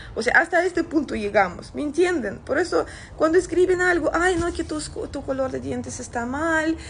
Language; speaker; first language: Spanish; non-native, fluent; Russian